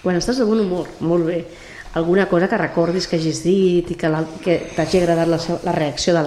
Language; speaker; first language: Catalan; native; Catalan